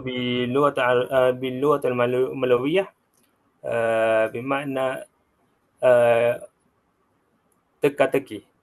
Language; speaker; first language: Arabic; non-native, learner; Malay